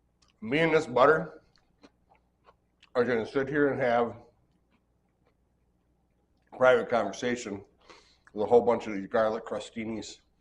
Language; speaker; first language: English; native; English